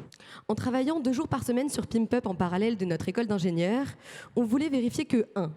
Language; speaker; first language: French; native; French